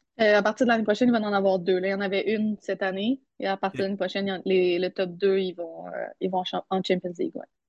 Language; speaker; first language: French; native; French